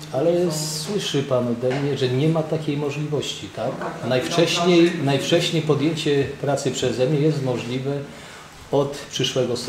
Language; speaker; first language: Polish; native; Polish